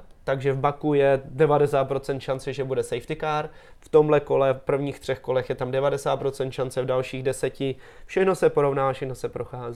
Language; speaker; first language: Czech; native; Czech